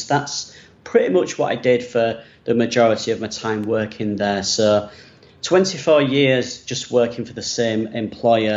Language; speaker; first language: English; native; English